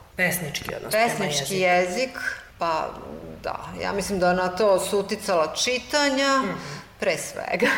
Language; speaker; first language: Serbian; non-native, local second language; Hungarian